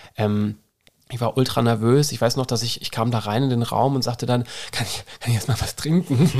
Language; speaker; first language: German; native; German